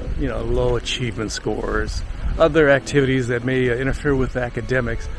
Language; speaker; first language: English; native; English